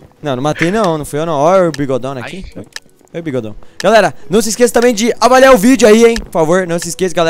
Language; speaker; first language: Portuguese; native; Portuguese